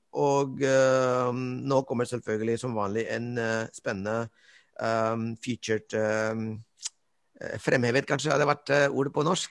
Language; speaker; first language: Norwegian; non-native, fluent; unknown